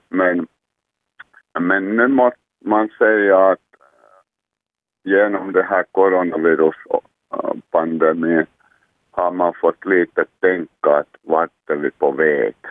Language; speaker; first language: Swedish; non-native, local second language; Finnish